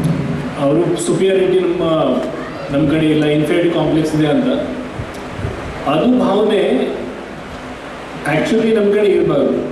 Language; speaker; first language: Kannada; non-native, fluent; Marathi